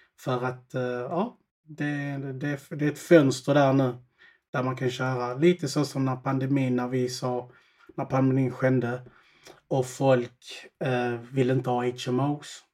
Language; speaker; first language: Swedish; early bilingual, other home language; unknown